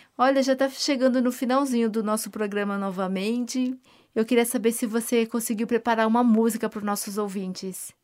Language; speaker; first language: Portuguese; native; Portuguese